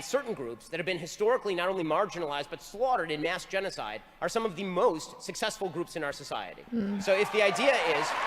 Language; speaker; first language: English; native; English